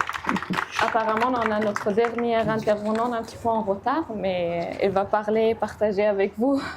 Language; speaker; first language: French; non-native, fluent; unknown